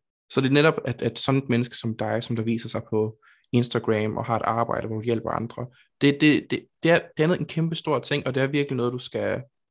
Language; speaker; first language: Danish; native; Danish